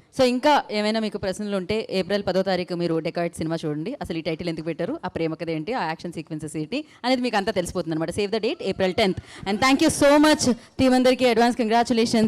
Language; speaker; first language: Telugu; native; Telugu